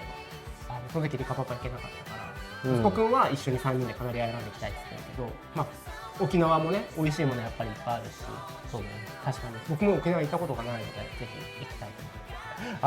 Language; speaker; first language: Japanese; native; Japanese